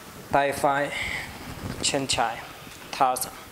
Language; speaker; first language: English; non-native, local second language; Hindi